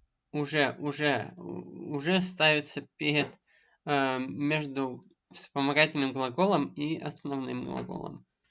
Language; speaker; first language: Russian; native; Russian